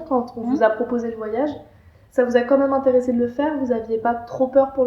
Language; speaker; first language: French; native; French